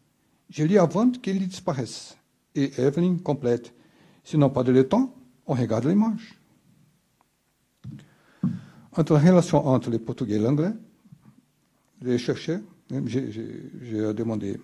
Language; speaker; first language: French; non-native, fluent; Portuguese